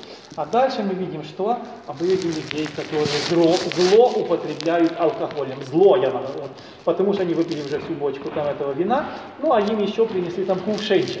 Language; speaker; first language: Russian; native; Russian